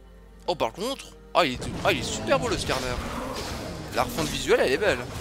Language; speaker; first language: French; native; French